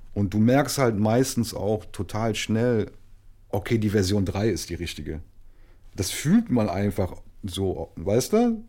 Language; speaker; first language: German; native; German